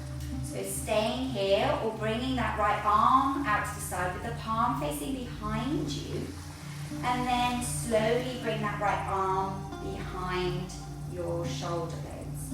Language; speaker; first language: English; native; English